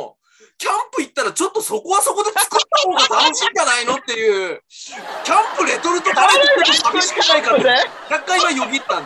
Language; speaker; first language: Japanese; native; Japanese